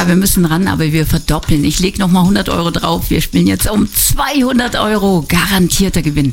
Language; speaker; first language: German; native; German